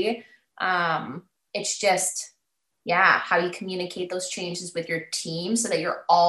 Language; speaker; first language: English; native; English